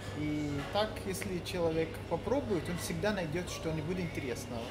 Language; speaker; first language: Russian; non-native, learner; Arabic